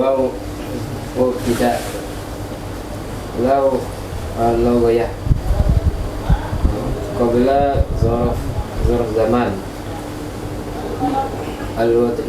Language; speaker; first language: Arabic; non-native, learner; Indonesian